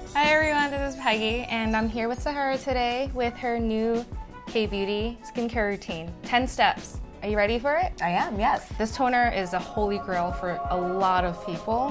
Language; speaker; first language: English; native; English